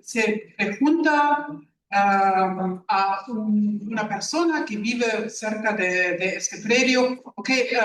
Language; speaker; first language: Spanish; non-native, learner; German